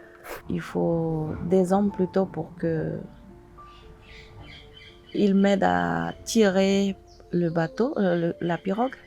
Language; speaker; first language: French; non-native, local second language; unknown